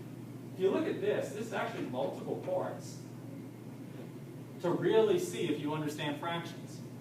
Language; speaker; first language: English; native; English